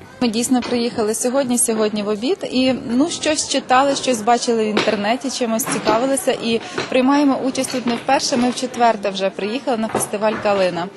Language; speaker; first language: Ukrainian; native; Ukrainian